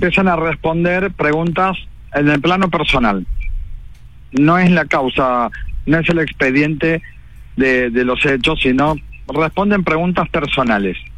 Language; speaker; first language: Spanish; native; Spanish